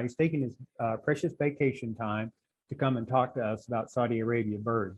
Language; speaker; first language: English; native; English